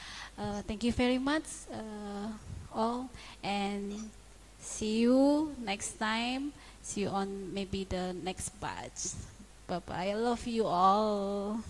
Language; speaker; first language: English; non-native, learner; Indonesian